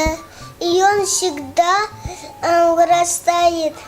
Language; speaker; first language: Russian; non-native, local second language; Tajik